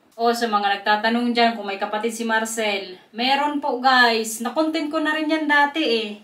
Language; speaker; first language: Filipino; non-native, local second language; Waray